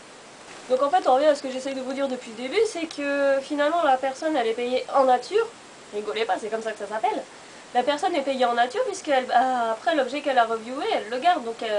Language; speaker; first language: French; native; French